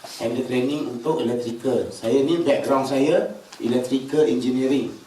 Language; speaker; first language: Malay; native; Malay